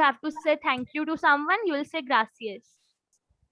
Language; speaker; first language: English; non-native, local second language; Hindi